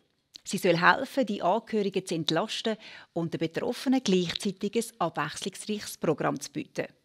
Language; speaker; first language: German; native; German